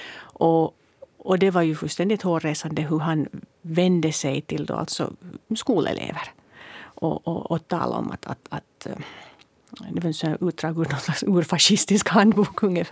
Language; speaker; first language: Swedish; native; Swedish